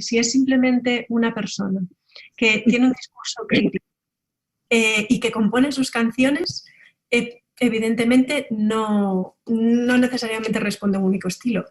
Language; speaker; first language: Spanish; native; Spanish